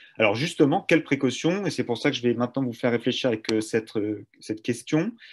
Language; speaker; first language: French; native; French